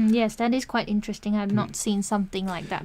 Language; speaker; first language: English; native; English